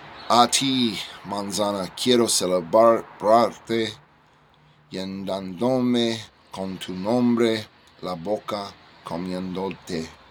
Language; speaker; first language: Spanish; non-native, learner; English